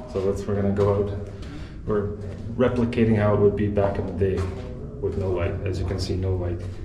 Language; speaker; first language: English; native; English